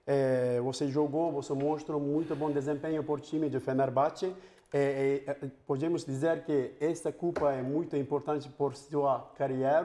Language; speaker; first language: Portuguese; non-native, fluent; Turkish